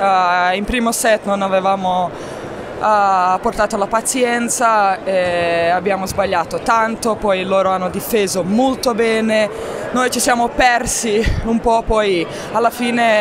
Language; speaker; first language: Italian; non-native, fluent; Serbian